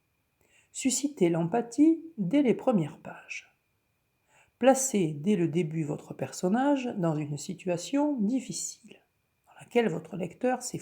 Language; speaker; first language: French; native; French